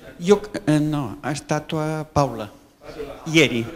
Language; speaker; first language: Italian; non-native, learner; Spanish